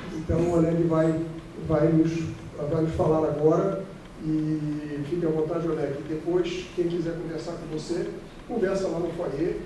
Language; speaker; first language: Portuguese; native; Portuguese